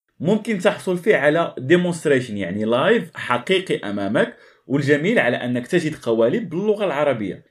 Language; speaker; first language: Arabic; native; Arabic